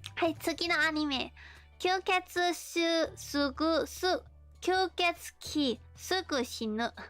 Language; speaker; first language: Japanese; non-native, learner; English